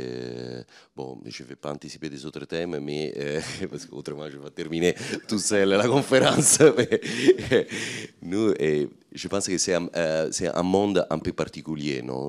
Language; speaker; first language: French; non-native, fluent; Italian